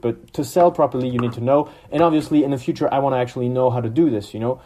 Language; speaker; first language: English; non-native, fluent; French